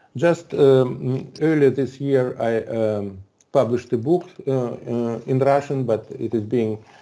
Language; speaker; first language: English; non-native, fluent; Russian